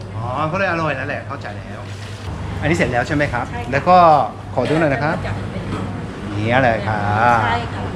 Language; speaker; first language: Thai; non-native, fluent; Japanese